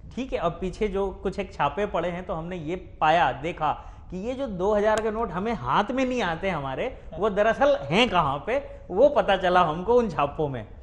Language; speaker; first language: Hindi; native; Hindi